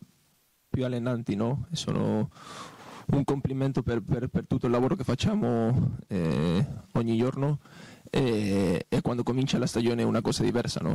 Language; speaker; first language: Italian; non-native, fluent; Portuguese